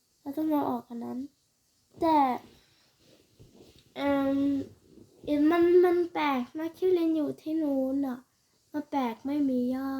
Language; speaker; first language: Thai; early bilingual, heritage; Thai